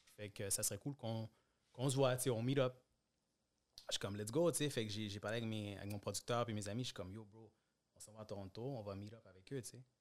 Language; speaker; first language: French; early bilingual, other home language; Spanish